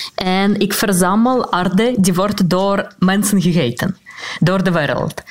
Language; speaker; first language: Dutch; non-native, fluent; Russian